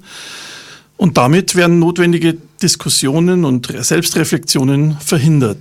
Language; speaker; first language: German; native; German